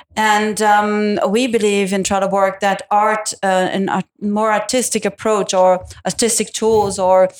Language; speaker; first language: English; non-native, fluent; Italian